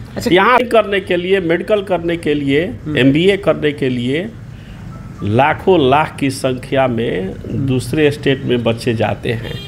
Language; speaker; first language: Hindi; native; Hindi